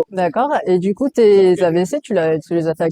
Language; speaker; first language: French; native; French